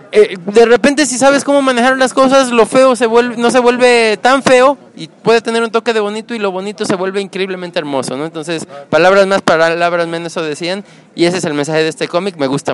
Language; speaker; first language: Spanish; native; Spanish